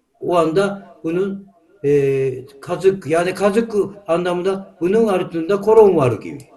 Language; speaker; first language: Turkish; non-native, learner; Japanese